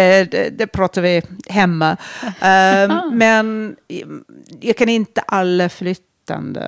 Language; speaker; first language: Swedish; non-native, fluent; English